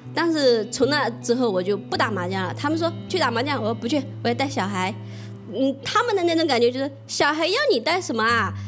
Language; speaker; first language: Chinese; native; Chinese